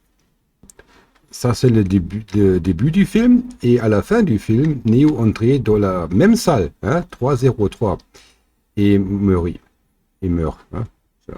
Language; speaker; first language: French; non-native, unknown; German